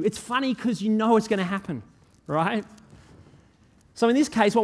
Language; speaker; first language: English; native; English